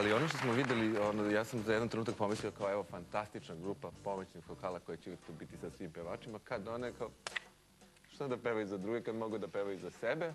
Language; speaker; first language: Serbian; native; Serbian